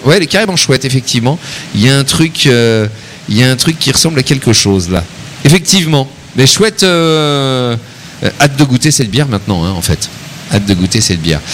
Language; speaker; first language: French; native; French